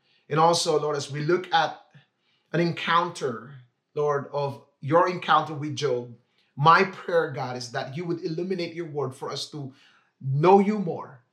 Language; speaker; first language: English; non-native, local second language; Filipino